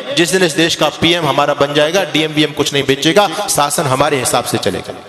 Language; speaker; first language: Hindi; native; Hindi